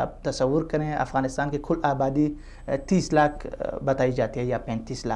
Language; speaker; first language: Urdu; non-native, fluent; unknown